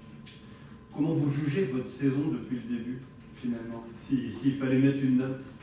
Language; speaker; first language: French; native; French